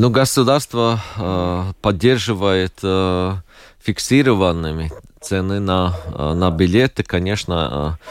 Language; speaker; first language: Russian; non-native, local second language; Latvian